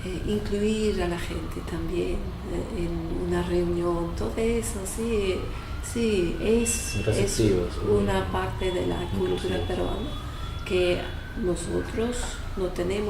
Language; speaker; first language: Spanish; non-native, fluent; English